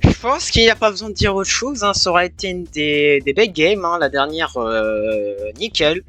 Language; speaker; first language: French; native; French